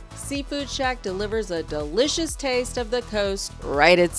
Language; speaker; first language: English; native; English